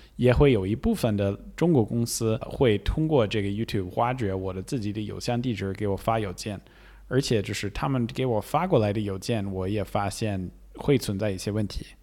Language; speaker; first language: Chinese; non-native, fluent; English